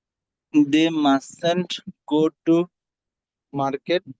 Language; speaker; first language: English; non-native, learner; Bangla